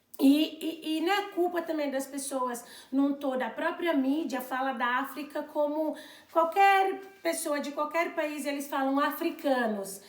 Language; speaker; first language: Portuguese; non-native, local second language; Kabuverdianu